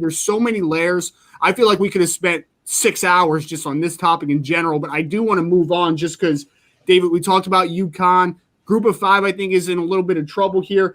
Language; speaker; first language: English; native; English